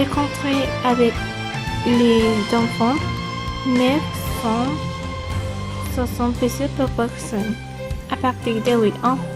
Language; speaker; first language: French; non-native, learner; Spanish